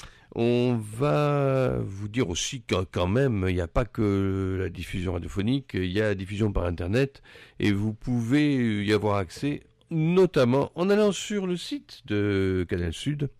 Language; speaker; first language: French; native; French